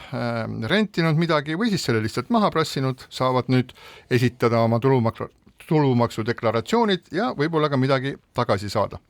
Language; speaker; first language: Estonian; native; Estonian